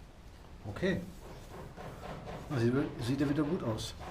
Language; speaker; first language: German; native; German